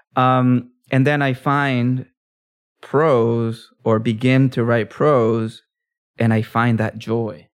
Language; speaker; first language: English; early bilingual, other home language; Spanish